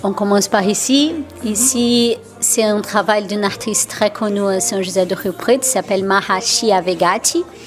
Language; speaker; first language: French; non-native, fluent; Portuguese